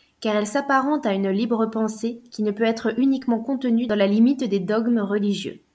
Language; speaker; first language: French; native; French